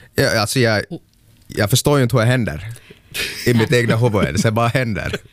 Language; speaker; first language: Swedish; native; Swedish